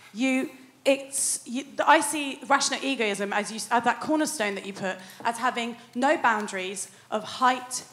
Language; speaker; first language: English; native; English